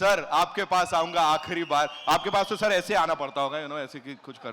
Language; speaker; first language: Hindi; native; Hindi